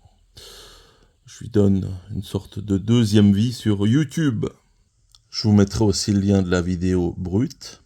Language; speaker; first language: French; native; French